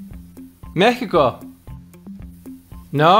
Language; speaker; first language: English; non-native, learner; Russian